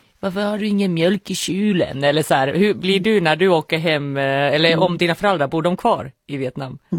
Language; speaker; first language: Swedish; native; Swedish